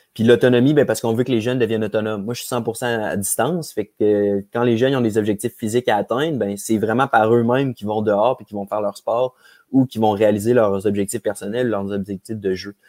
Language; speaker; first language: French; native; French